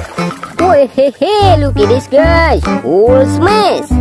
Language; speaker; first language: English; non-native, learner; Indonesian